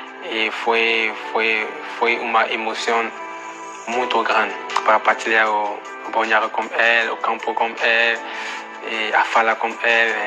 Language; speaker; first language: Portuguese; non-native, fluent; French